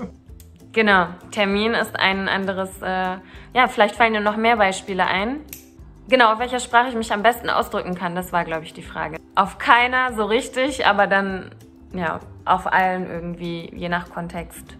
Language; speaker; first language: German; early bilingual, other home language; Turkish